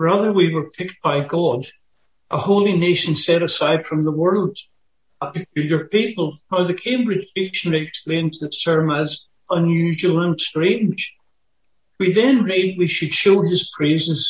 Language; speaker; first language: English; native; English